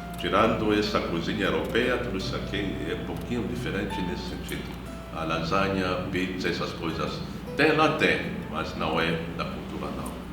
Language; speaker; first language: Portuguese; non-native, fluent; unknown